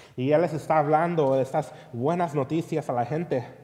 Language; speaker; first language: Spanish; early bilingual, heritage; Spanish